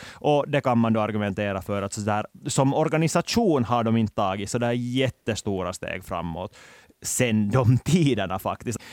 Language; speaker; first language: Swedish; native; Swedish